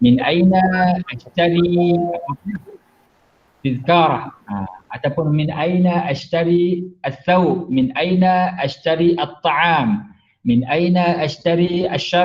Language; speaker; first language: Arabic; non-native, fluent; Malay